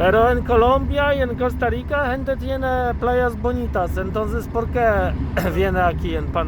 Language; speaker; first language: Spanish; non-native, learner; Polish